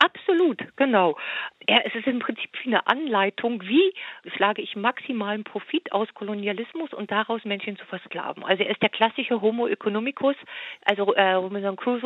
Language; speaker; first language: German; native; German